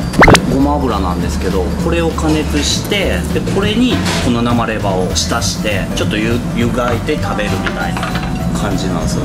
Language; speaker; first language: Japanese; native; Japanese